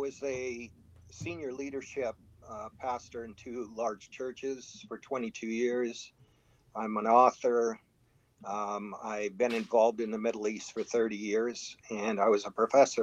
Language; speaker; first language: English; native; English